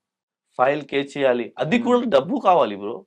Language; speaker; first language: Telugu; non-native, local second language; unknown